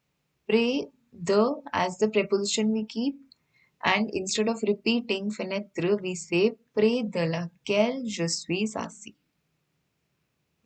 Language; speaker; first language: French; non-native, fluent; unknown